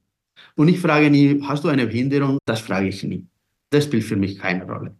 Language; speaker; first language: German; non-native, fluent; Spanish